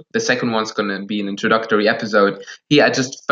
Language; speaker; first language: English; non-native, fluent; Russian